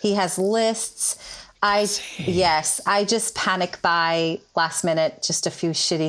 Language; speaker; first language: English; non-native, fluent; Hebrew